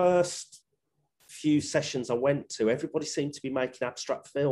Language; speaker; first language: English; native; English